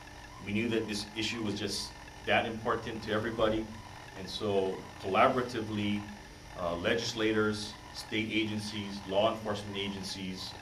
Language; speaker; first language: English; native; English